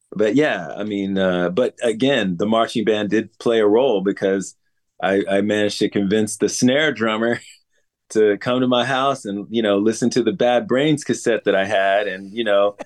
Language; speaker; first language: English; native; English